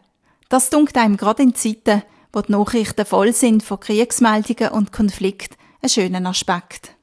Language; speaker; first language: German; native; German